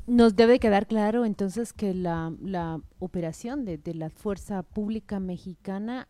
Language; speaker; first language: Spanish; native; Spanish